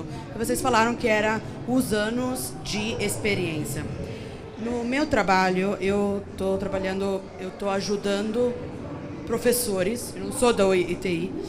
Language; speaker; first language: Portuguese; non-native, fluent; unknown